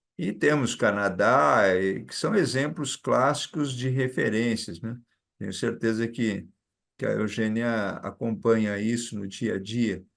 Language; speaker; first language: Portuguese; native; Portuguese